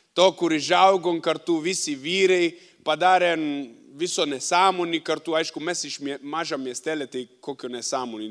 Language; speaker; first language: Lithuanian; non-native, fluent; Italian